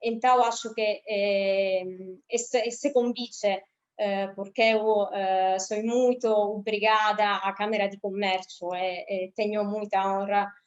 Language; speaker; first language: Portuguese; non-native, fluent; Italian